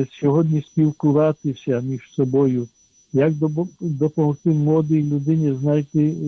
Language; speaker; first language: Ukrainian; non-native, fluent; Polish